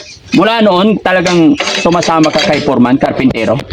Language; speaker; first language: Filipino; native; Filipino